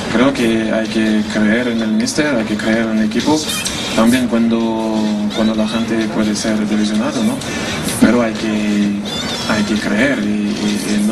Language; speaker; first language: Spanish; non-native, fluent; French